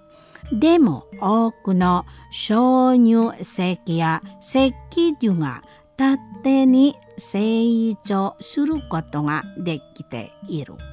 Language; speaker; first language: Japanese; non-native, learner; Indonesian